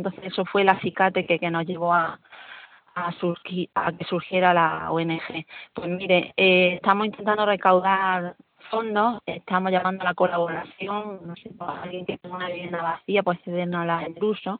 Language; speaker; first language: Spanish; native; Spanish